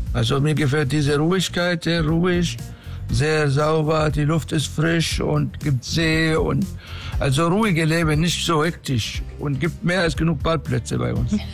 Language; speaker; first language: German; non-native, fluent; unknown